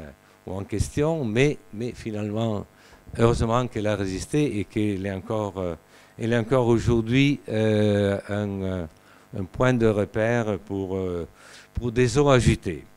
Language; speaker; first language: French; non-native, fluent; Italian